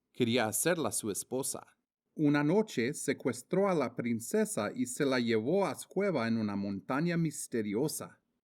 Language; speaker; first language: Spanish; non-native, fluent; English